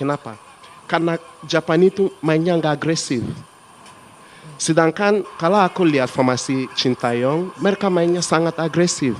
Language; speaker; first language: Indonesian; non-native, fluent; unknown